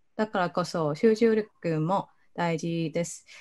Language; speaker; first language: Japanese; non-native, fluent; Cantonese